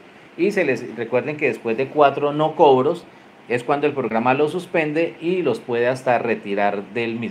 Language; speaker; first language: Spanish; native; Spanish